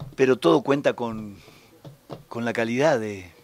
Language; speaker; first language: Spanish; native; Spanish